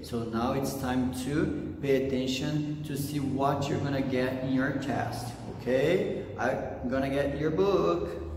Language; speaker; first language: English; non-native, fluent; Portuguese